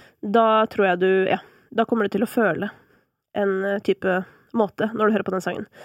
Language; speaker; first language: Norwegian; native; Norwegian